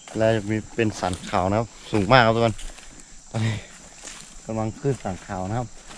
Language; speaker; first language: Thai; non-native, local second language; Karen languages